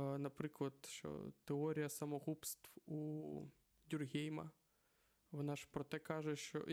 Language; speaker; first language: Ukrainian; non-native, local second language; Russian